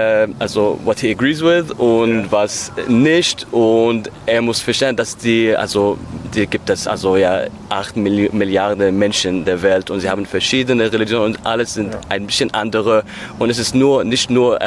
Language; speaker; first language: German; non-native, learner; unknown